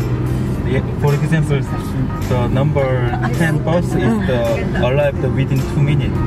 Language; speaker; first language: English; non-native, learner; Korean